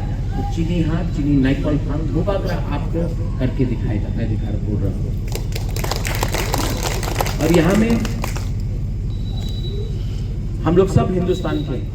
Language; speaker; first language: Hindi; non-native, local second language; Kok Borok